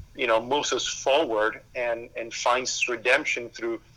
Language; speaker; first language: English; early bilingual, other home language; Spanish